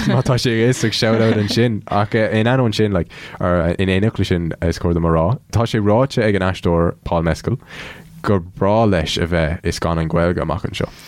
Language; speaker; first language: Irish; non-native, local second language; English